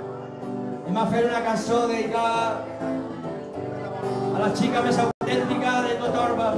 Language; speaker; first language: Spanish; non-native, local second language; Catalan